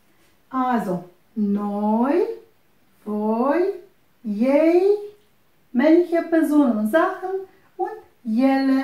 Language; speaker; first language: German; non-native, fluent; Romanian